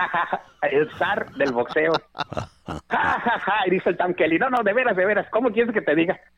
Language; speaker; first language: Spanish; native; Spanish